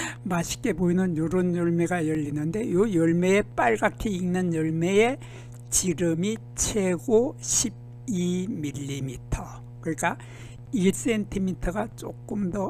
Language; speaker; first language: Korean; native; Korean